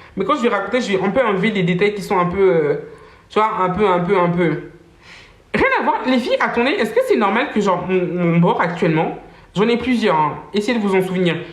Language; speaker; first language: French; early bilingual, other home language; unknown